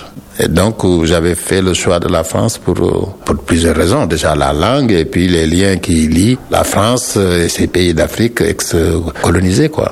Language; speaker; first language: French; non-native, local second language; Wolof